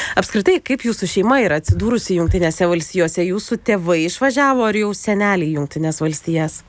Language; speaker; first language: Lithuanian; native; Lithuanian